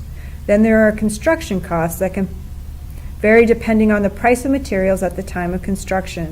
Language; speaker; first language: English; native; English